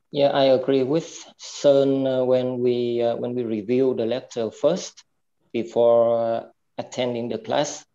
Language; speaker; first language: English; non-native, fluent; Vietnamese